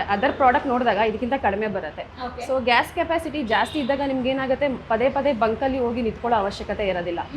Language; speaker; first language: Kannada; native; Kannada